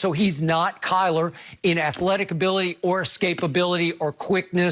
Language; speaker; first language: English; native; English